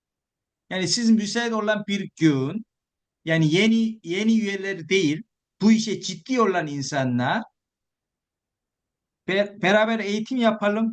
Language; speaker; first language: Turkish; non-native, fluent; Korean